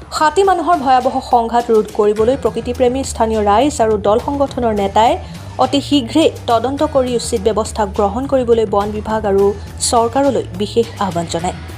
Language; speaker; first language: Assamese; native; Assamese